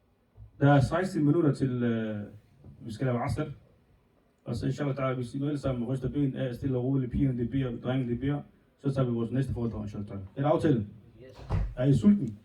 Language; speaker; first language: Danish; non-native, fluent; Somali